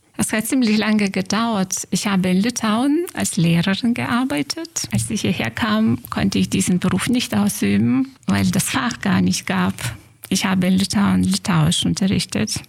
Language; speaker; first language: German; non-native, fluent; Lithuanian